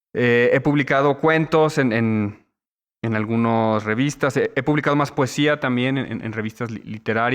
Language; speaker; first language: Spanish; native; Spanish